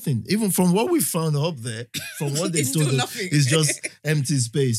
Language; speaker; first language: English; non-native, local second language; Yoruba